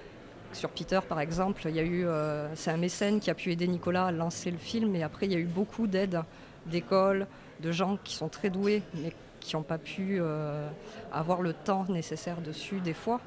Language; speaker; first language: French; native; French